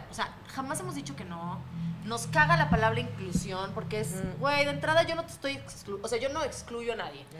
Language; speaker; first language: Spanish; native; Spanish